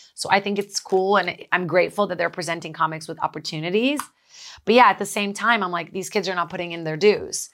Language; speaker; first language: English; early bilingual, other home language; Portuguese